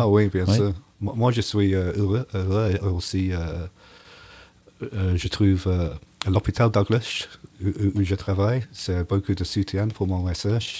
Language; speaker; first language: French; non-native, learner; English